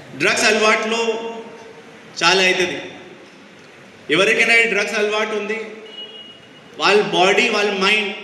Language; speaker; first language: Telugu; non-native, fluent; Hindi